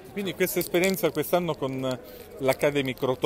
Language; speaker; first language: Italian; native; Italian